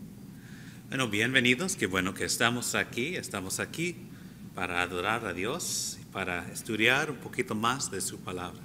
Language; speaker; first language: Spanish; non-native, fluent; English